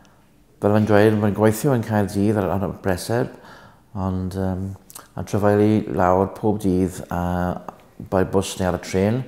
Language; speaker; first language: Welsh; non-native, local second language; English